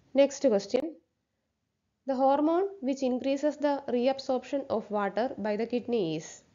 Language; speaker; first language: English; non-native, local second language; Malayalam